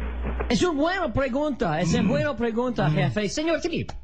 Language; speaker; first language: Spanish; non-native, learner; English